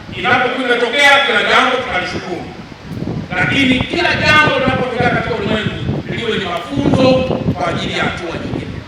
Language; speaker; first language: Swahili; native; Swahili